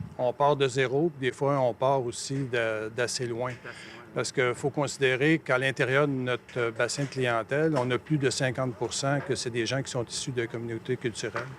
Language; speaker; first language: French; native; French